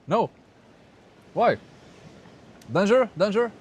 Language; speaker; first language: English; non-native, learner; French